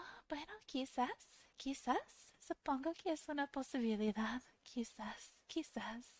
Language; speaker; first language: Spanish; non-native, fluent; English